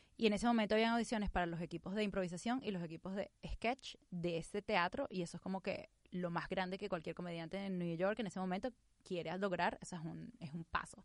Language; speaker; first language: Spanish; native; Spanish